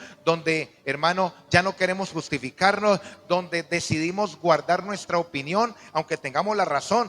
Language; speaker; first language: Spanish; native; Spanish